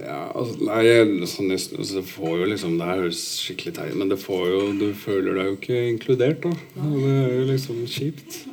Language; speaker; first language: Norwegian; early bilingual, other home language; Urdu